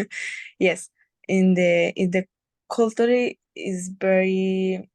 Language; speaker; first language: English; non-native, learner; Spanish